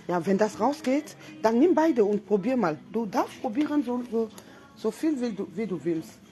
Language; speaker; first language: German; non-native, fluent; French